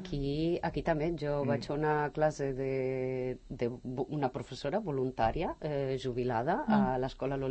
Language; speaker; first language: Catalan; non-native, fluent; Portuguese